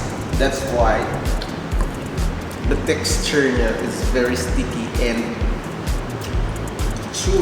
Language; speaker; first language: English; non-native, local second language; Filipino